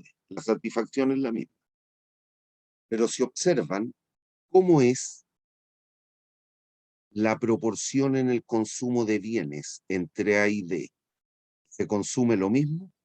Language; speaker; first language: Spanish; native; Spanish